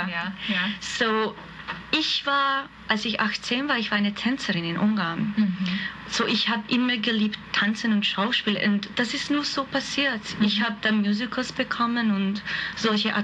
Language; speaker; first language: German; non-native, fluent; Hungarian